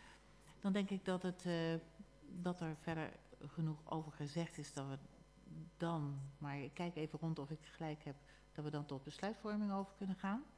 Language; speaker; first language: Dutch; native; Dutch